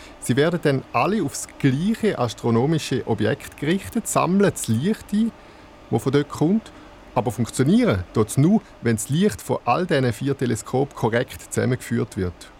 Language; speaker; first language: German; native; German